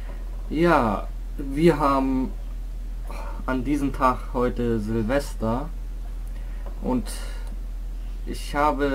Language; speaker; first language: German; native; German